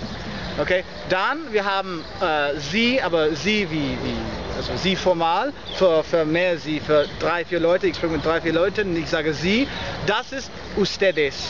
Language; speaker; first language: German; non-native, learner; English